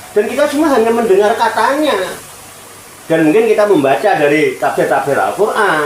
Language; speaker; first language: Indonesian; non-native, local second language; Javanese